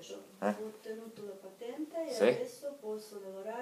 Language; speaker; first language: Italian; non-native, learner; Russian